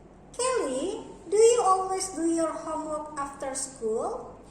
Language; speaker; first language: English; non-native, learner; Indonesian